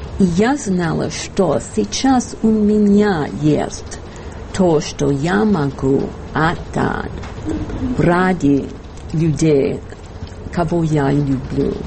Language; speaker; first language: Russian; non-native, fluent; English